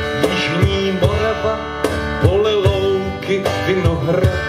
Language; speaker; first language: Czech; native; Czech